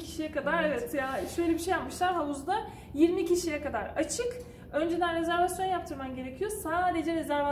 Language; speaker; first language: Turkish; native; Turkish